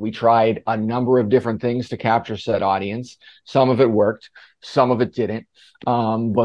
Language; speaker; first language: English; native; English